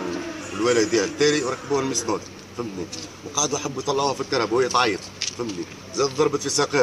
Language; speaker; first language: Arabic; native; Arabic